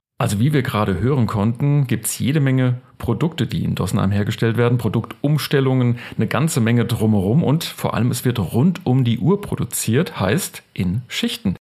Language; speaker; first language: German; native; German